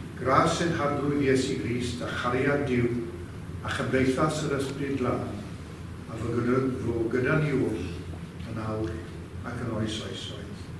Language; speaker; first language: Welsh; native; Welsh